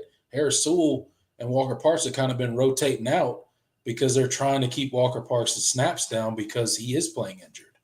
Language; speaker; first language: English; native; English